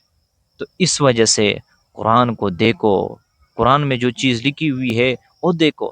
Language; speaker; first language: Hindi; native; Hindi